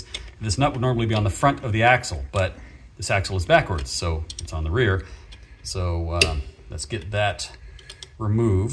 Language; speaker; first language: English; native; English